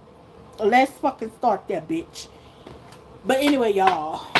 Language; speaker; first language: English; native; English